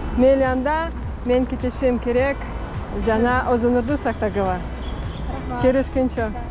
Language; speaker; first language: Kyrgyz; non-native, learner; Russian